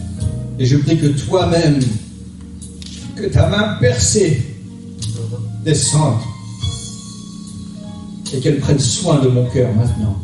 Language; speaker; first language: French; native; French